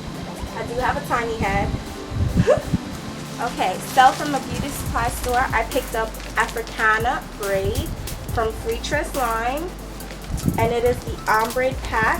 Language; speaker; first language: English; native; English